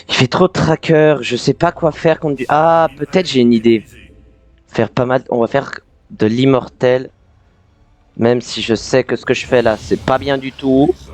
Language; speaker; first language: French; native; French